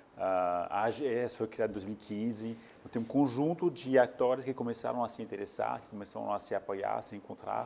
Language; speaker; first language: Portuguese; non-native, fluent; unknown